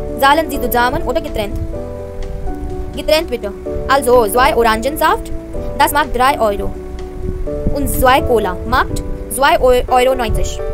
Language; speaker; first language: German; non-native, fluent; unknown